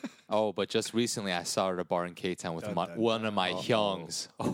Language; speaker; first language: English; early bilingual, other home language; Korean